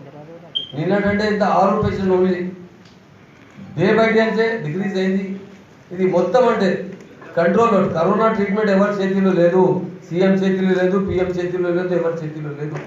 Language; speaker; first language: Telugu; non-native, local second language; Urdu